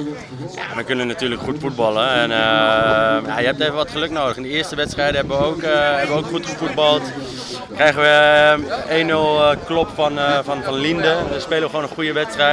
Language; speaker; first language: Dutch; native; Dutch